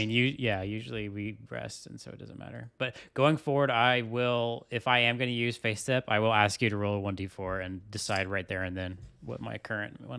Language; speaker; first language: English; native; English